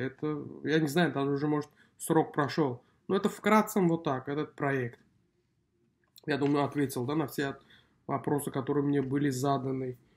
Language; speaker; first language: Russian; non-native, local second language; Uzbek